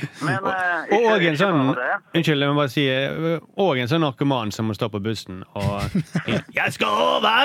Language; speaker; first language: Norwegian; native; Norwegian